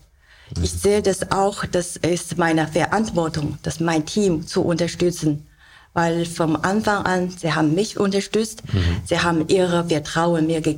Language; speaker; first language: German; non-native, learner; Chinese